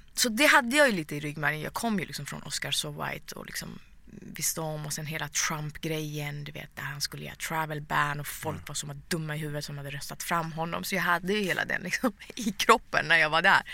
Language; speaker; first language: Swedish; early bilingual, other home language; Persian